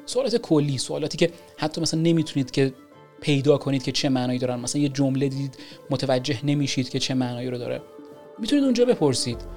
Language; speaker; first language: Persian; native; Persian